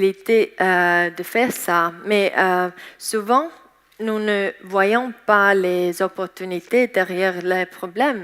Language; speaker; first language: French; non-native, learner; Estonian